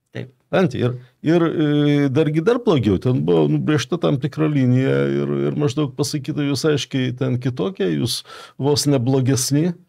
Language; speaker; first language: Lithuanian; native; Lithuanian